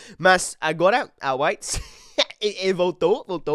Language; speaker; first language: Portuguese; non-native, learner; English